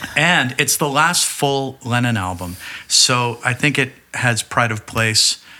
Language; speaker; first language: English; native; English